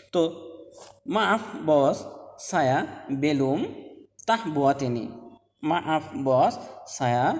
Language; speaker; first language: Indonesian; non-native, learner; Bangla